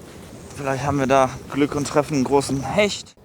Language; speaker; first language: German; native; German